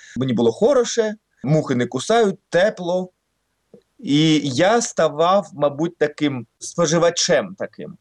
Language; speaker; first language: Ukrainian; non-native, local second language; Russian